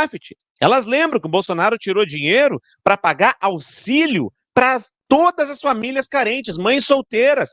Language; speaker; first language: Portuguese; native; Portuguese